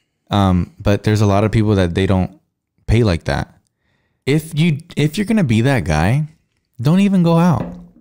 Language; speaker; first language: English; early bilingual, other home language; Spanish